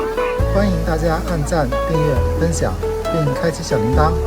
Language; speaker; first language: Chinese; native; Chinese